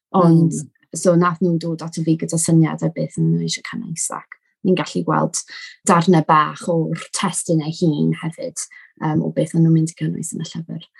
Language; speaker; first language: Welsh; non-native, local second language; English